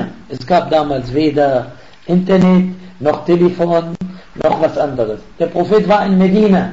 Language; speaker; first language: German; non-native, fluent; Arabic